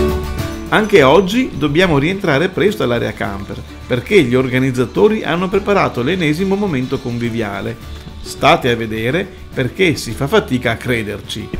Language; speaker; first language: Italian; native; Italian